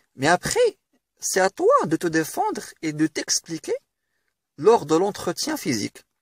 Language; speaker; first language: French; non-native, local second language; Arabic